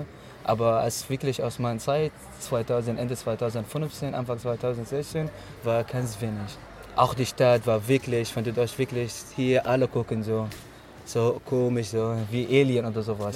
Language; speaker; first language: German; non-native, learner; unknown